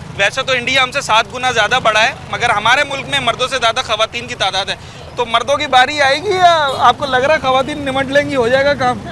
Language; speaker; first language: Urdu; native; Urdu